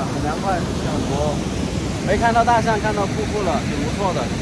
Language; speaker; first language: Chinese; native; Chinese